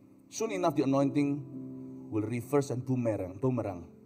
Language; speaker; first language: English; non-native, fluent; Indonesian